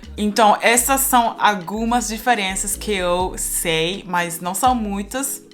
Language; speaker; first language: Portuguese; non-native, fluent; Spanish